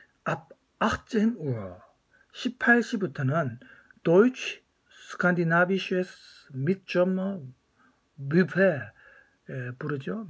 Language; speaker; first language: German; non-native, fluent; Korean